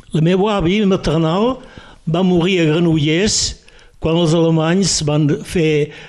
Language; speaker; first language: Catalan; native; Catalan